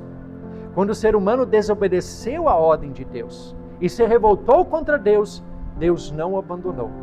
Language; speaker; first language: Portuguese; native; Portuguese